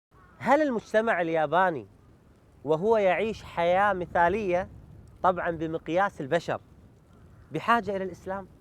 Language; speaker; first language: Arabic; native; Arabic